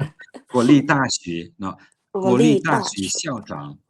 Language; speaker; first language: Chinese; non-native, fluent; Lao